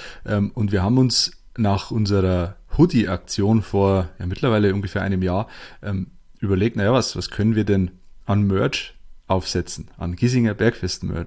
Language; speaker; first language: German; native; German